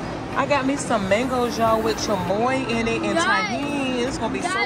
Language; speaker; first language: English; native; English